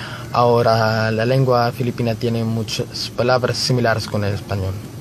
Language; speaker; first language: Spanish; non-native, fluent; Filipino